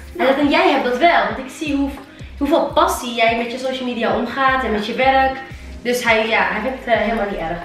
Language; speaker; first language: Dutch; early bilingual, other home language; Riffian